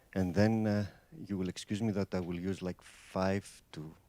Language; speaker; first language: English; non-native, fluent; Greek